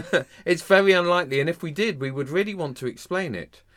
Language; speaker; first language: English; native; English